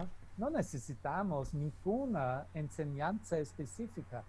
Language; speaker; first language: Spanish; non-native, fluent; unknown